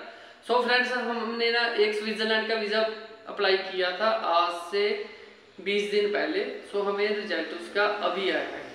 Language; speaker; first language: Hindi; non-native, local second language; Punjabi